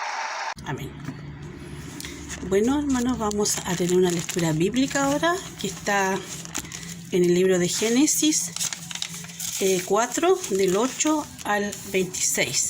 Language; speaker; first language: Spanish; native; Spanish